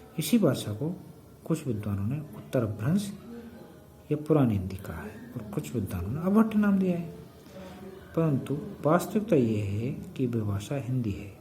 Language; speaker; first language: Hindi; native; Hindi